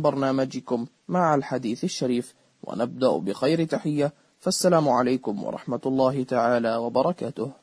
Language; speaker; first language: Arabic; native; Arabic